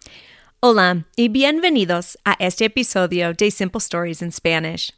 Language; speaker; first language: Spanish; non-native, fluent; English